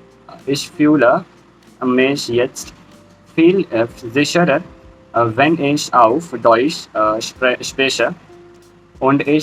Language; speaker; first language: German; non-native, learner; Hindi